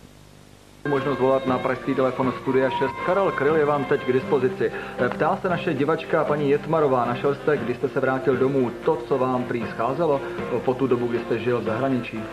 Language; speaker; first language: Czech; native; Czech